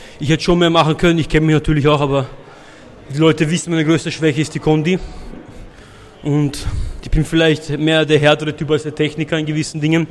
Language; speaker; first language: German; native; German